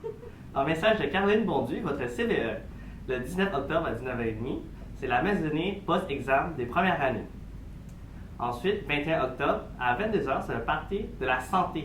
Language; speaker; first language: French; native; French